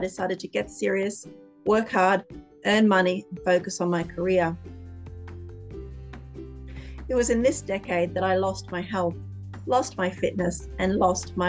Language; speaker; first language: English; native; English